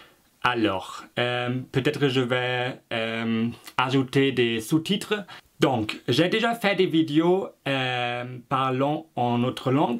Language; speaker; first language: French; non-native, fluent; German